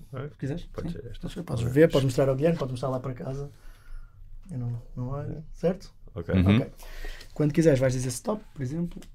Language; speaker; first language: Portuguese; native; Portuguese